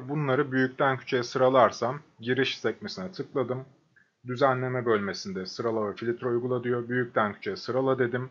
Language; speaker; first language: Turkish; native; Turkish